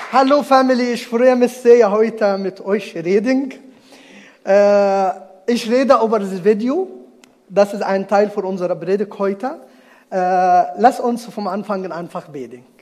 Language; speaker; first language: German; non-native, learner; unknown